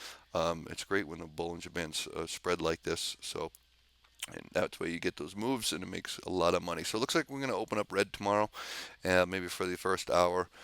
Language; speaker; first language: English; native; English